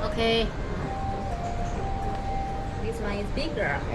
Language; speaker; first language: English; non-native, learner; Chinese